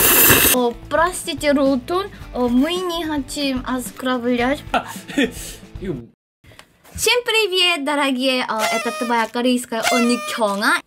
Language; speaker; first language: Russian; non-native, learner; Korean